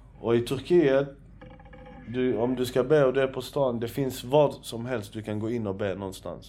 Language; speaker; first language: Swedish; early bilingual, other home language; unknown